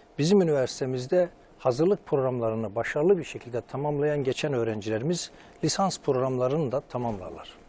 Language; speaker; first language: Turkish; native; Turkish